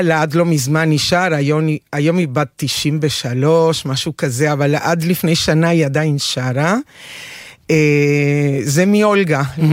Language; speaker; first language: Hebrew; non-native, fluent; Spanish